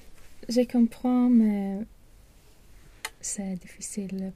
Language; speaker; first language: French; non-native, learner; Latvian